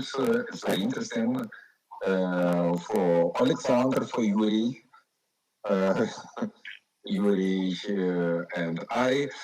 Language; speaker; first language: English; non-native, learner; Ukrainian